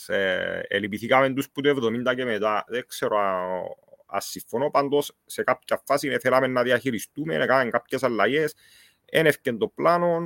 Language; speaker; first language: Greek; native; Greek